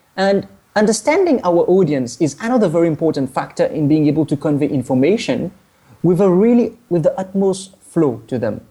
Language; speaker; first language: English; non-native, fluent; Morisyen